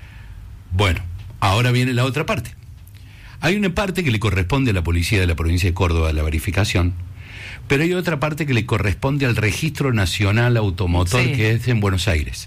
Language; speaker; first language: Spanish; native; Spanish